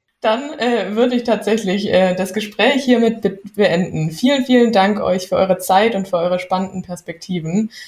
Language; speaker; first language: German; native; German